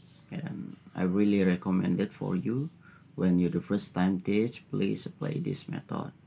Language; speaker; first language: English; non-native, learner; Indonesian